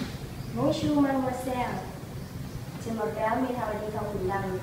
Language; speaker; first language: French; non-native, learner; Thai